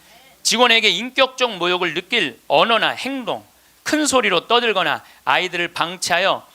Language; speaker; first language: Korean; native; Korean